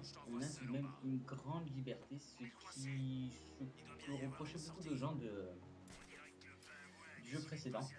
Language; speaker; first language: French; native; French